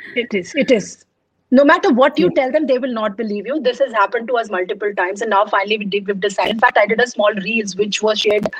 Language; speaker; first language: English; non-native, local second language; Punjabi